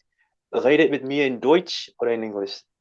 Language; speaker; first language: German; non-native, learner; English